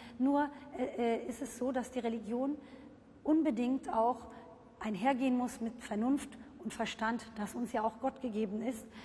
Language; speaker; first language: German; early bilingual, other home language; Turkish